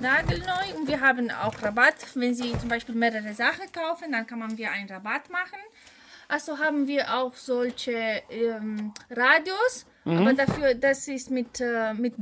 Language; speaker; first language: German; non-native, local second language; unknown